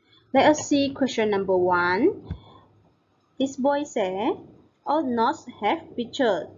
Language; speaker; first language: English; non-native, local second language; Malay